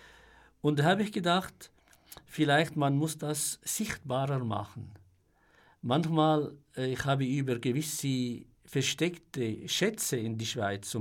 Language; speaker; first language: German; non-native, fluent; Arabic